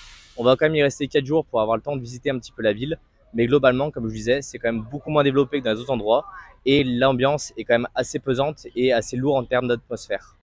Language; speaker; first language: French; native; French